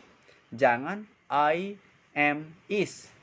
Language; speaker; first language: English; non-native, fluent; Indonesian